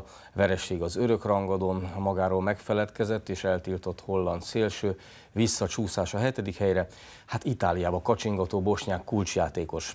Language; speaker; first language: Hungarian; native; Hungarian